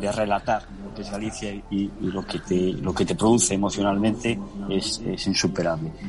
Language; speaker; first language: Spanish; native; Spanish